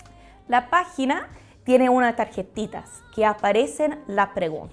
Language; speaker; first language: Spanish; non-native, fluent; English